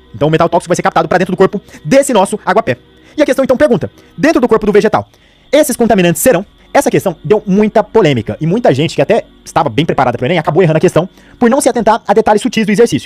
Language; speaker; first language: Portuguese; native; Portuguese